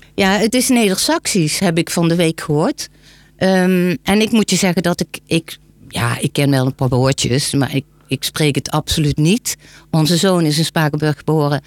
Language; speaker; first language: Dutch; native; Dutch